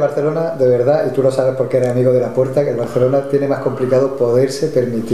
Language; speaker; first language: Spanish; native; Spanish